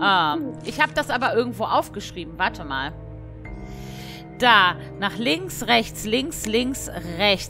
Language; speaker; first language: German; native; German